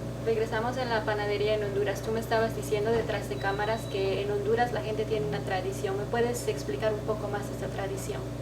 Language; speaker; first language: Spanish; non-native, fluent; Portuguese